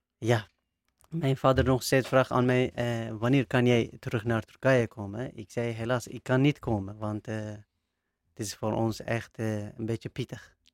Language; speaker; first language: Dutch; non-native, learner; Turkish